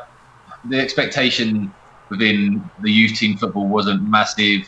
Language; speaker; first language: English; native; English